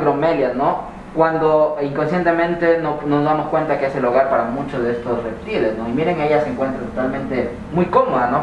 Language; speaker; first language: Spanish; native; Spanish